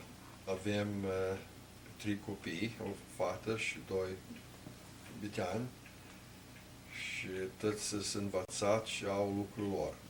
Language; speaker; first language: Romanian; early bilingual, heritage; Romanian